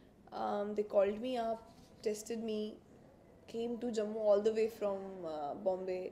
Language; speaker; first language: English; non-native, local second language; Hindi